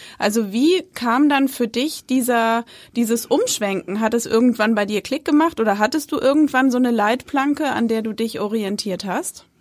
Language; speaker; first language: German; native; German